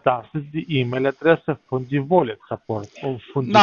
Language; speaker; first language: German; non-native, learner; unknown